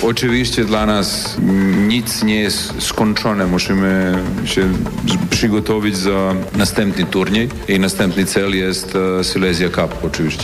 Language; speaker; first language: Polish; non-native, learner; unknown